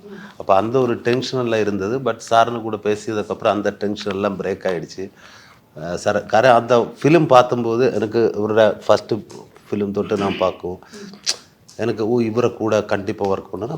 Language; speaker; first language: Tamil; non-native, learner; Malayalam